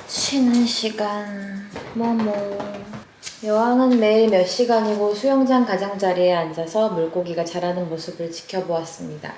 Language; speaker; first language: Korean; native; Korean